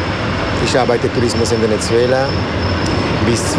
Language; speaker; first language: German; non-native, learner; Spanish